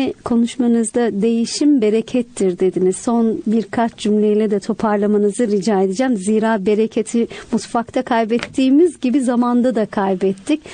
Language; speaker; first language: Turkish; native; Turkish